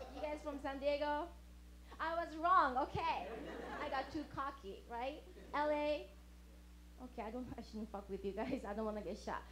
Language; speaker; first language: English; non-native, fluent; Japanese